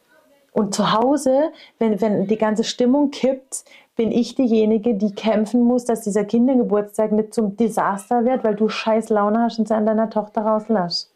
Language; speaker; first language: German; native; German